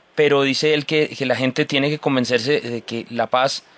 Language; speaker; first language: Spanish; native; Spanish